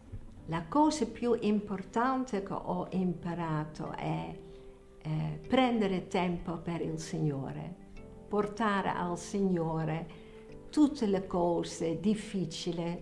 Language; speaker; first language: Italian; non-native, fluent; Dutch